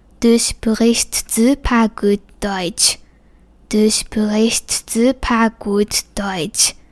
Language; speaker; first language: German; non-native, fluent; Japanese